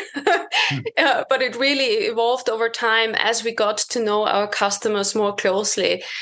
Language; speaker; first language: English; non-native, fluent; German